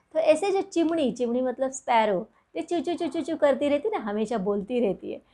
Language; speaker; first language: Hindi; non-native, local second language; Marathi